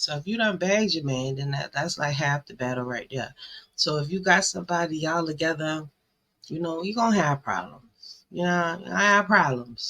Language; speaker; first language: English; native; English